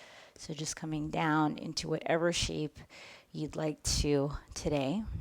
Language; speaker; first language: English; native; English